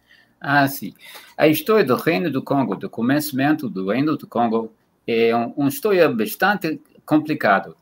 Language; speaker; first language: Portuguese; non-native, fluent; English